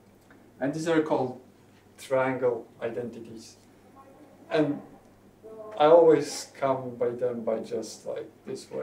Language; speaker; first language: English; non-native, fluent; Polish